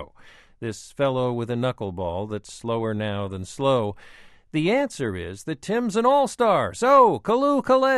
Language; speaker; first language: English; native; English